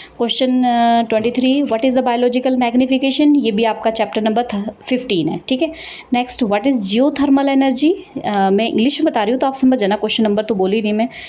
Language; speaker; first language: Hindi; native; Hindi